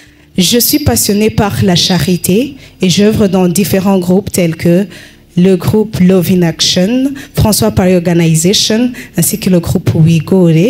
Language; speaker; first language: French; non-native, local second language; Rundi